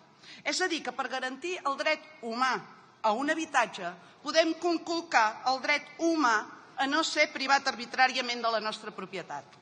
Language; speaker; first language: Catalan; native; Catalan